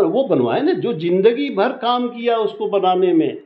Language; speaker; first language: Hindi; native; Hindi